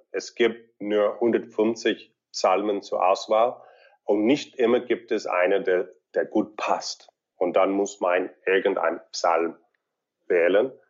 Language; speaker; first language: German; non-native, fluent; English